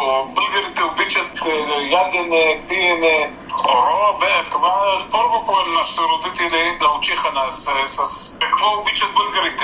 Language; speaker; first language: Bulgarian; early bilingual, heritage; Bulgarian